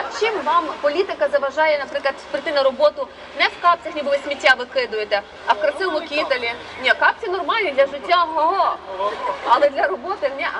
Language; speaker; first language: Ukrainian; native; Ukrainian